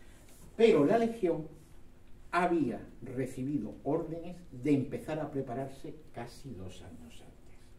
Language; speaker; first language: Spanish; native; Spanish